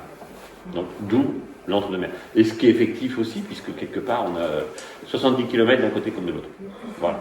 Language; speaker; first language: French; native; French